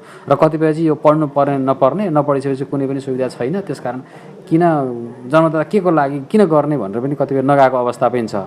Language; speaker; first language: Nepali; native; Nepali